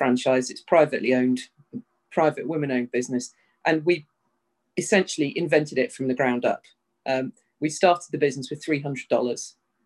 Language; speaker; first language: English; native; English